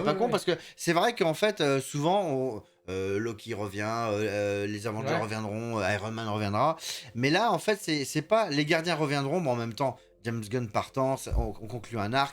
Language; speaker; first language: French; native; French